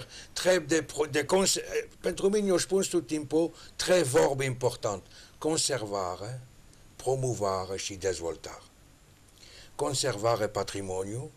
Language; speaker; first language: Romanian; non-native, learner; French